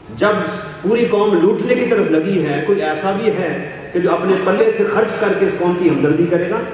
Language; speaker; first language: Urdu; non-native, local second language; Punjabi